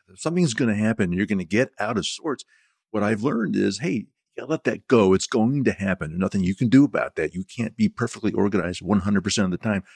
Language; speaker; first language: English; native; English